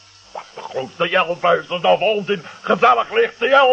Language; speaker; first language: Dutch; native; Dutch